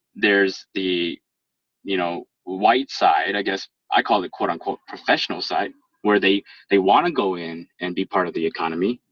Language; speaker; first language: English; native; English